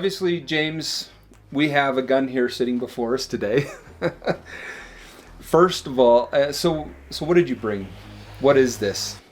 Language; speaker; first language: English; native; English